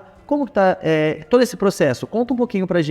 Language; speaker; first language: Portuguese; native; Portuguese